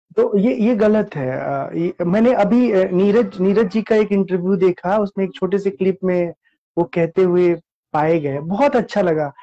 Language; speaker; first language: Hindi; native; Hindi